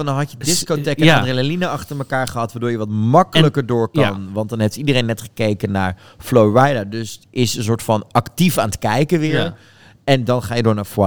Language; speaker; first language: Dutch; native; Dutch